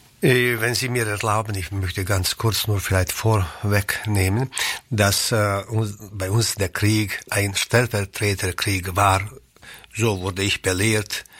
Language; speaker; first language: German; non-native, fluent; Croatian